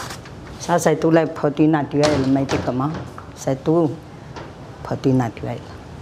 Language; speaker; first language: French; non-native, learner; Chinese